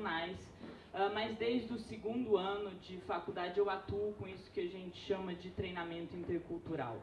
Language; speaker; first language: Portuguese; native; Portuguese